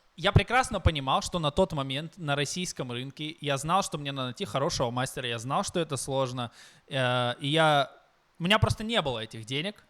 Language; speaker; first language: Russian; native; Russian